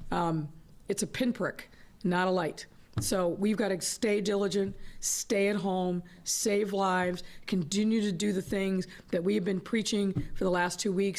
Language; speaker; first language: English; native; English